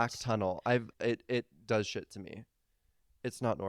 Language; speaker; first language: English; native; English